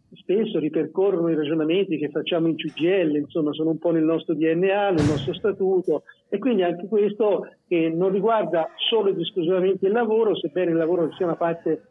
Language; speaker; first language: Italian; native; Italian